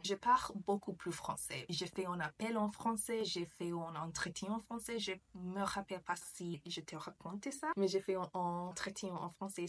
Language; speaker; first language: French; non-native, learner; English